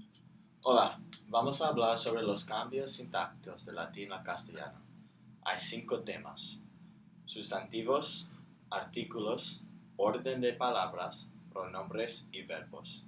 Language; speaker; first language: Spanish; non-native, learner; English